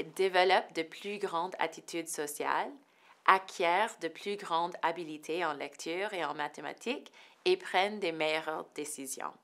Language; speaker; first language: French; non-native, local second language; English